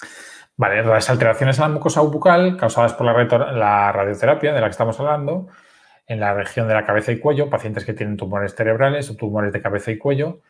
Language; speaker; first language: Spanish; native; Spanish